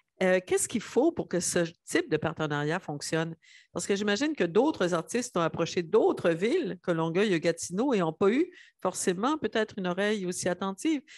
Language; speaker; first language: French; native; French